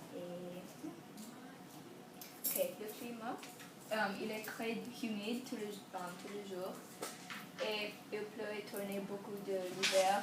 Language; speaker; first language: French; non-native, learner; English